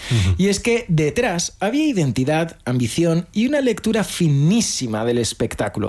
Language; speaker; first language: Spanish; native; Spanish